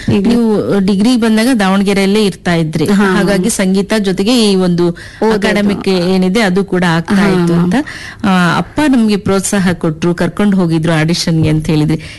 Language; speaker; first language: Kannada; native; Kannada